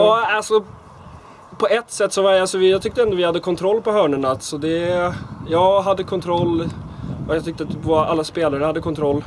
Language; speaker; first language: Swedish; native; Swedish